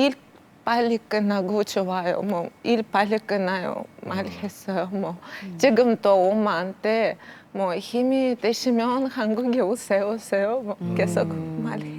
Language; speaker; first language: Korean; non-native, learner; Thai